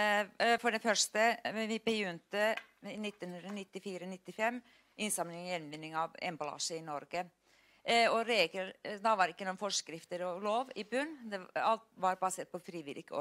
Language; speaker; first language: Norwegian; non-native, fluent; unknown